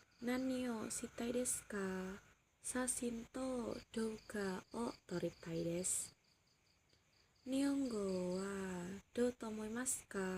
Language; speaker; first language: Japanese; non-native, learner; Indonesian